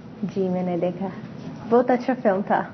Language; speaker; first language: Hindi; non-native, learner; English